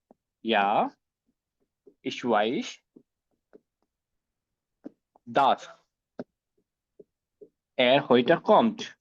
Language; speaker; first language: German; non-native, fluent; Hindi